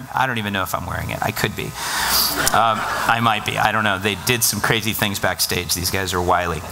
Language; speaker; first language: English; native; English